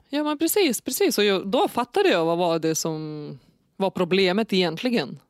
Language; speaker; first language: Swedish; non-native, fluent; Lithuanian